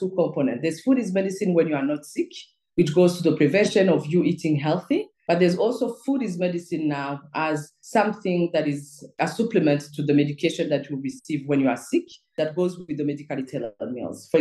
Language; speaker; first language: English; non-native, local second language; Kinyarwanda